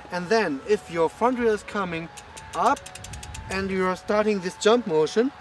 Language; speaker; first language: English; non-native, fluent; German